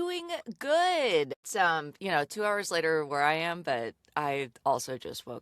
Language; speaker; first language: English; native; English